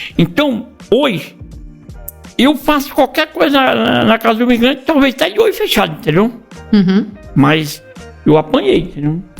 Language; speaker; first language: Portuguese; native; Portuguese